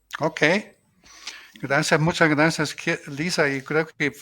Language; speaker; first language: Spanish; non-native, fluent; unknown